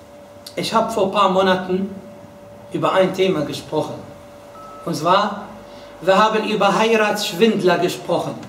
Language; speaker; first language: German; non-native, fluent; Arabic